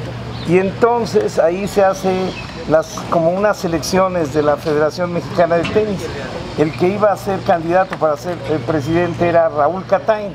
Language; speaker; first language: Spanish; native; Spanish